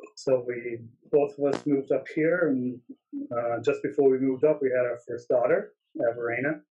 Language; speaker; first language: English; native; English